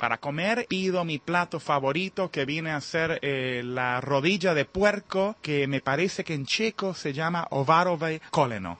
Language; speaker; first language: Spanish; native; Spanish